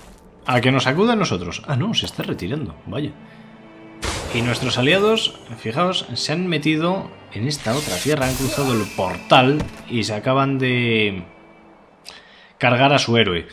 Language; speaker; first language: Spanish; native; Spanish